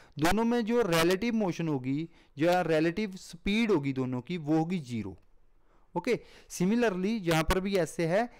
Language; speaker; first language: Hindi; non-native, local second language; Punjabi